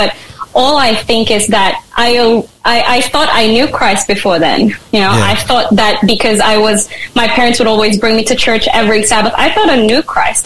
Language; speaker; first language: English; non-native, local second language; Filipino